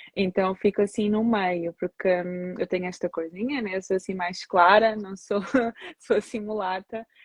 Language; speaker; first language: Portuguese; native; Portuguese